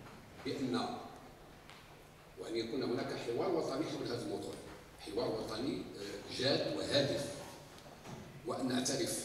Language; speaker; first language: Arabic; native; Arabic